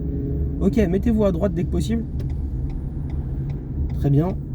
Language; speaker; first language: French; native; French